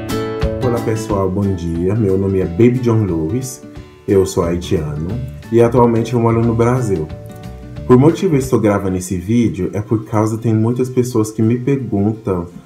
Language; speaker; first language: Portuguese; non-native, fluent; Haitian Creole